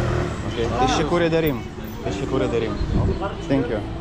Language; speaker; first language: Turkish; non-native, learner; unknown